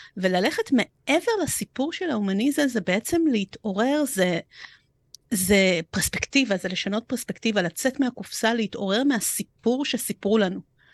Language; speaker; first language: Hebrew; early bilingual, other home language; Romanian